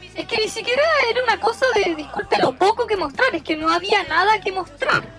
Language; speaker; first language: Spanish; non-native, fluent; Korean